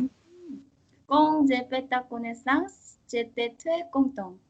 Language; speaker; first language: French; non-native, learner; Korean